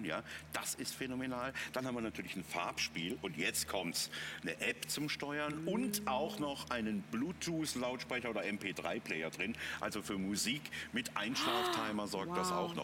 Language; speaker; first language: German; native; German